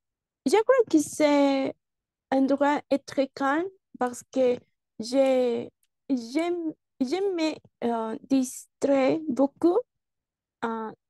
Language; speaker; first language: French; non-native, learner; Spanish